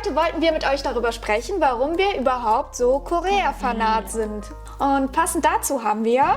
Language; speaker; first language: German; native; German